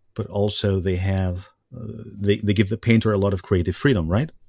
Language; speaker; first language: English; non-native, fluent; Spanish